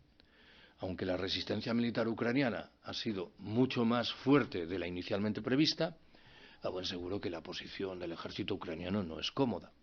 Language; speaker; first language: Spanish; native; Spanish